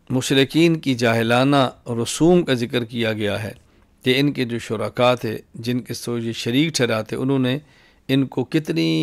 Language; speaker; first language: Urdu; native; Urdu